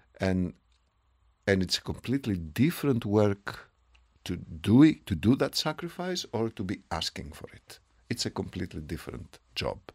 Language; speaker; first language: English; non-native, fluent; Greek